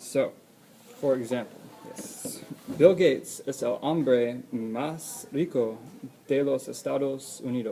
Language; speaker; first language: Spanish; non-native, learner; English